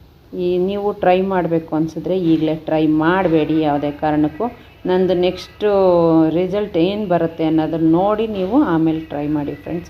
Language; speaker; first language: Kannada; native; Kannada